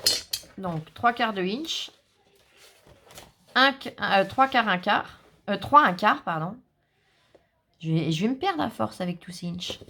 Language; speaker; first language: French; native; French